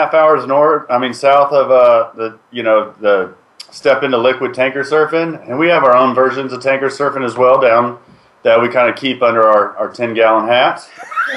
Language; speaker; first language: English; native; English